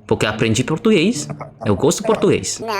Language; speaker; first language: Portuguese; non-native, fluent; Indonesian